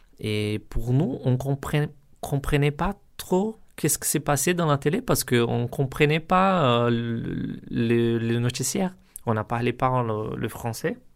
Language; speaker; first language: French; non-native, learner; Portuguese